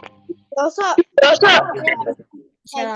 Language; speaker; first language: Chinese; non-native, learner; Indonesian